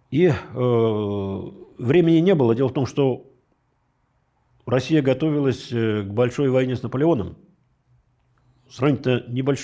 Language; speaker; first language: Russian; native; Russian